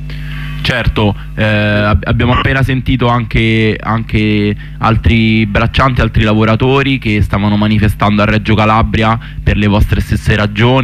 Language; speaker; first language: Italian; native; Italian